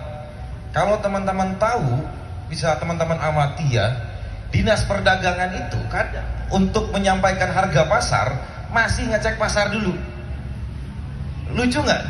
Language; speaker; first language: Indonesian; native; Indonesian